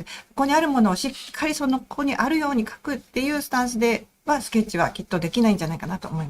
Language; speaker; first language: Japanese; native; Japanese